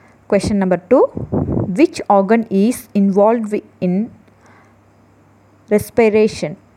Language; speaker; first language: English; non-native, local second language; Tamil